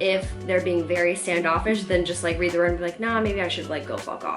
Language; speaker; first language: English; native; English